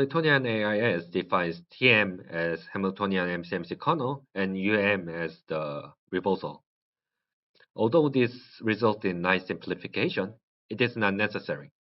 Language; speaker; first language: English; non-native, learner; Korean